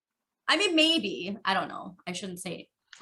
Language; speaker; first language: English; native; English